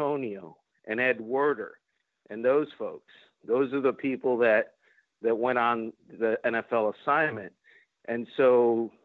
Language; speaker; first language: English; non-native, fluent; Spanish